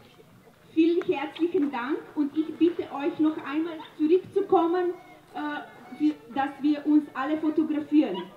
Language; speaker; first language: German; non-native, learner; Slovenian